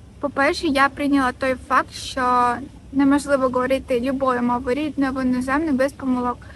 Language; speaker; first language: Ukrainian; non-native, local second language; Russian